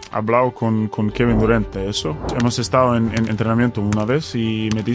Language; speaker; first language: Spanish; non-native, fluent; Bosnian